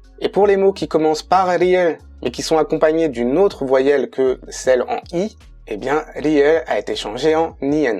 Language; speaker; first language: French; native; French